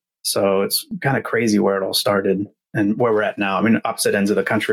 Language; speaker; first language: English; native; English